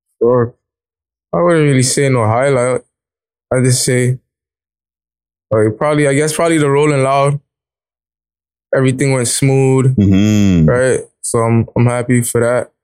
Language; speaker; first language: English; native; English